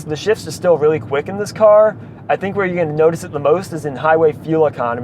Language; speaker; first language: English; native; English